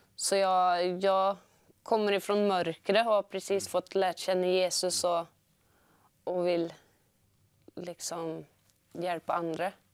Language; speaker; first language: Swedish; native; Swedish